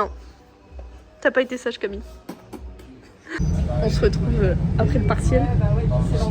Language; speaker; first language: French; native; French